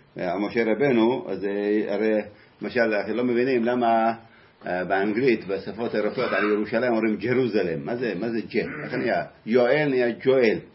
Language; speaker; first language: Hebrew; native; Hebrew